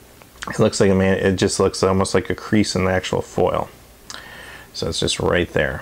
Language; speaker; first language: English; native; English